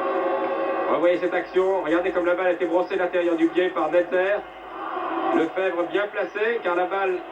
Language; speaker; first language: French; native; French